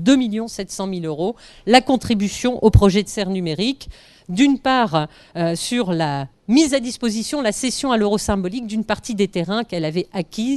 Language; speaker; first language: French; native; French